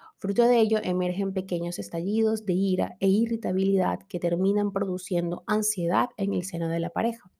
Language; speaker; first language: Spanish; native; Spanish